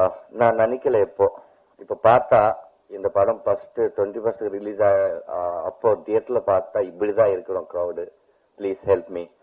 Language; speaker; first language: Tamil; non-native, learner; Telugu